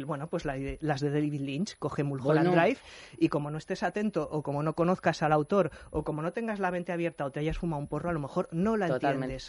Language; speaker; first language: Spanish; native; Spanish